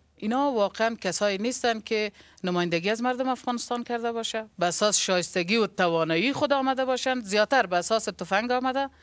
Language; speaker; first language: Persian; native; Persian